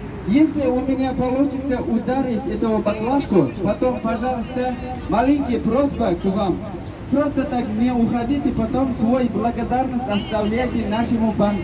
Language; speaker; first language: Russian; non-native, learner; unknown